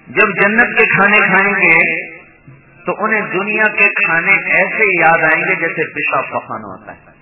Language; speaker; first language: Urdu; non-native, local second language; Punjabi